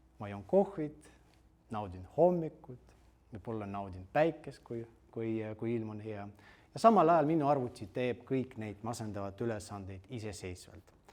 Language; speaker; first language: Estonian; non-native, fluent; Russian